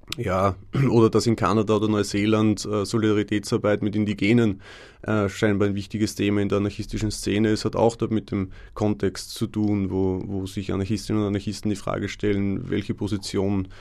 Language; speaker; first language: German; native; German